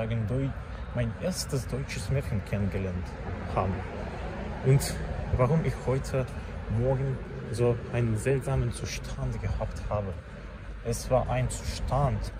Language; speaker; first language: German; non-native, fluent; Czech